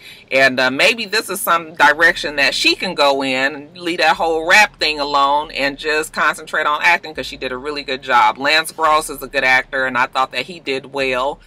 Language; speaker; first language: English; native; English